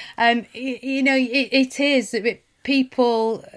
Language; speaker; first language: English; native; English